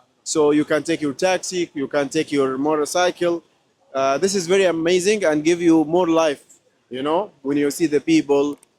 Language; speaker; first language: English; non-native, learner; Arabic